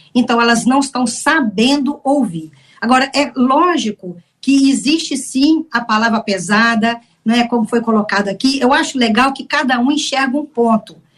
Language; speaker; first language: Portuguese; native; Portuguese